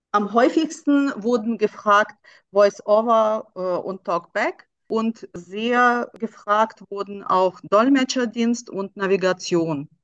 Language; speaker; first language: German; non-native, fluent; Russian